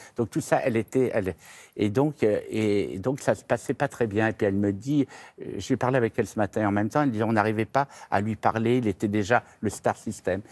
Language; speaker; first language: French; native; French